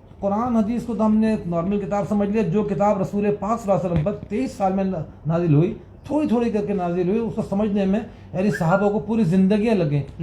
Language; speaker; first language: Urdu; native; Urdu